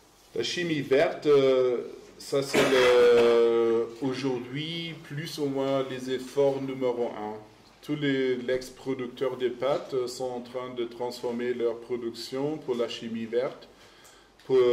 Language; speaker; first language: French; non-native, fluent; German